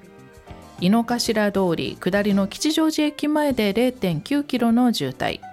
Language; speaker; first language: Japanese; native; Japanese